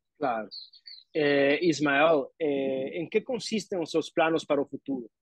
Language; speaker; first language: Portuguese; non-native, learner; Spanish